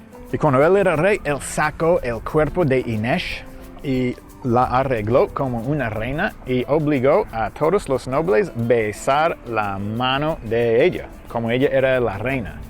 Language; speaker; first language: Spanish; non-native, fluent; English